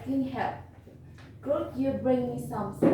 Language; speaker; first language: English; non-native, learner; Indonesian